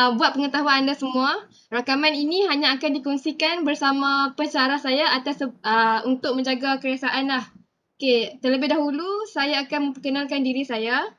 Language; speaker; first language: Malay; native; Malay